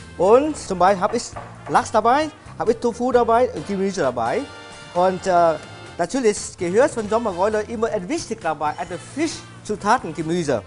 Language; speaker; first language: German; non-native, learner; Vietnamese